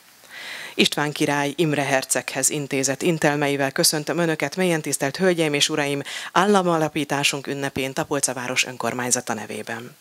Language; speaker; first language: Hungarian; native; Hungarian